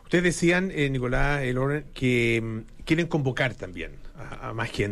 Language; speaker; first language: Spanish; native; Spanish